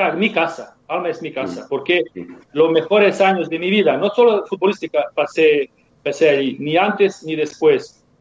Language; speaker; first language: Spanish; non-native, fluent; Serbian